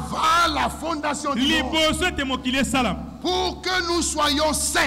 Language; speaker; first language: French; non-native, local second language; Lingala